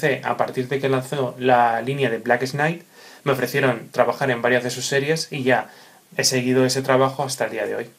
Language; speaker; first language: Spanish; native; Spanish